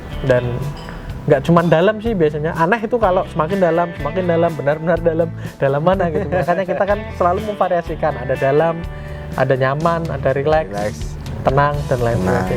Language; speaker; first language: Indonesian; native; Indonesian